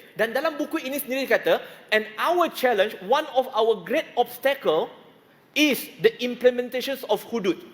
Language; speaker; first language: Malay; non-native, local second language; Chinese